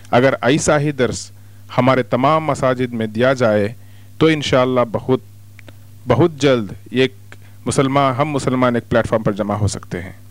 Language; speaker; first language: Urdu; native; Urdu